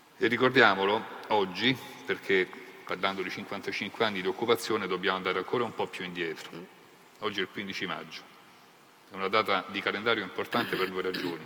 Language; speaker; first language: Italian; native; Italian